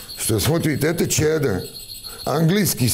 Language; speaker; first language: Russian; non-native, learner; English